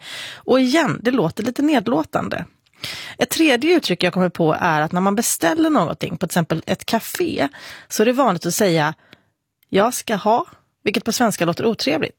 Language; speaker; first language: Swedish; native; Swedish